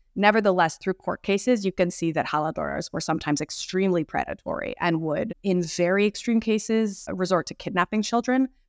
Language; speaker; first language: English; native; English